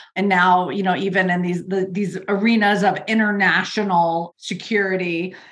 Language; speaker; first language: English; native; English